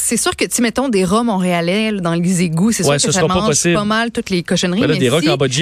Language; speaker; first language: French; native; French